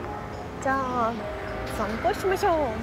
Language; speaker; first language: Japanese; non-native, fluent; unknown